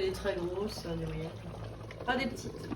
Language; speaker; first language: French; native; French